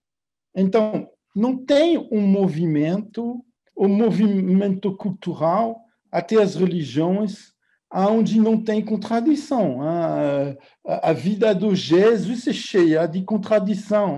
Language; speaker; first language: Portuguese; non-native, fluent; French